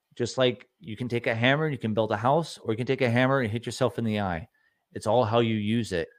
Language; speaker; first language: English; native; English